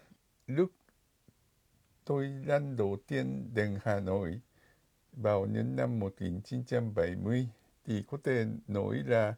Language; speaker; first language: Vietnamese; non-native, fluent; Japanese